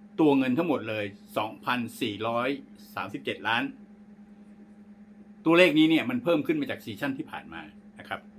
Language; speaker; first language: Thai; native; Thai